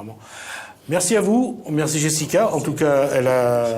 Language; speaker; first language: French; native; French